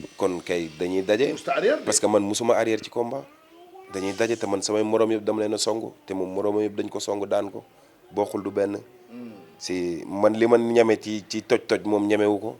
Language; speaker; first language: Wolof; native; Wolof